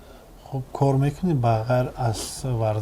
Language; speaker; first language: Persian; native; Persian